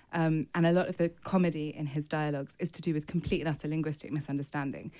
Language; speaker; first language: English; native; English